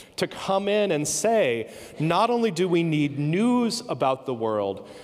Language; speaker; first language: English; native; English